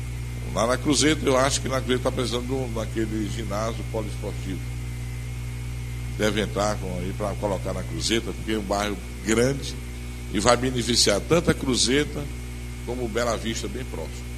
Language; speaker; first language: Portuguese; native; Portuguese